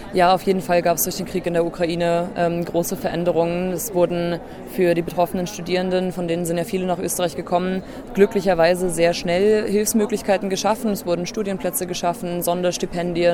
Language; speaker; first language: German; native; German